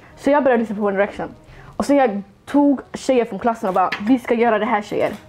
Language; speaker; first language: Swedish; early bilingual, other home language; Somali